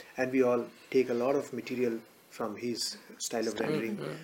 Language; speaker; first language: English; non-native, local second language; Bangla